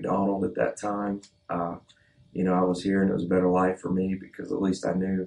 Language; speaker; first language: English; native; English